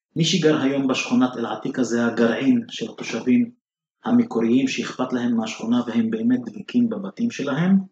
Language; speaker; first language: Hebrew; non-native, local second language; Arabic